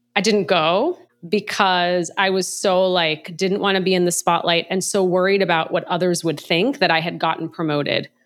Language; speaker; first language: English; native; English